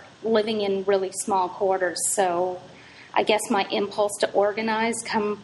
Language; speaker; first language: English; native; English